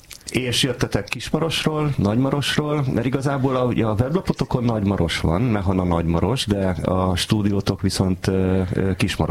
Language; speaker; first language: Hungarian; native; Hungarian